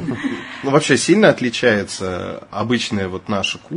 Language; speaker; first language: Russian; native; Russian